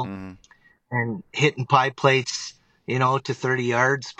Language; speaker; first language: English; native; English